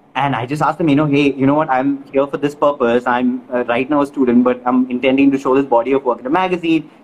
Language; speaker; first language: English; non-native, local second language; Malayalam